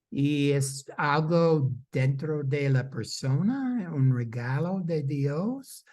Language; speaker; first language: Spanish; non-native, fluent; English